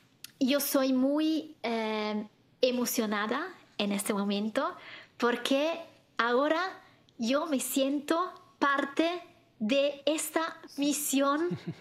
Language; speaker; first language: Spanish; non-native, learner; Italian